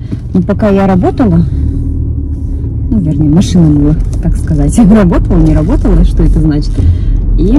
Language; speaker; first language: Russian; native; Russian